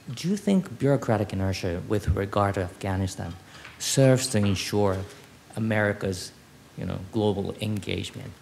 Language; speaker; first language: English; non-native, fluent; Khmer